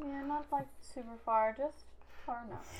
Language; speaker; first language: English; native; English